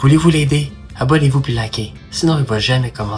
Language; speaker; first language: French; native; French